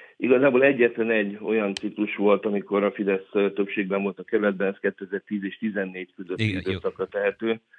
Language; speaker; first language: Hungarian; native; Hungarian